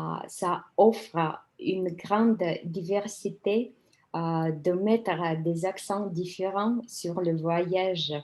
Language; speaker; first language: French; non-native, fluent; Russian